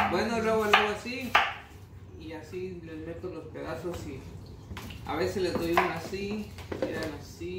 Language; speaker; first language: Spanish; native; Spanish